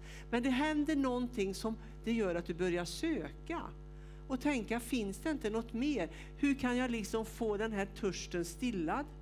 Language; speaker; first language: Swedish; native; Swedish